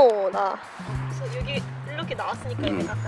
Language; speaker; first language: Korean; native; Korean